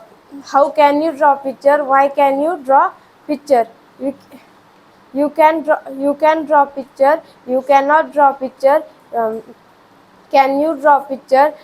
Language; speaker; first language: English; non-native, learner; Marathi